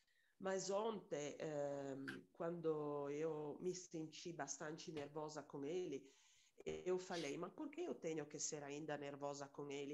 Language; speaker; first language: Portuguese; non-native, fluent; Italian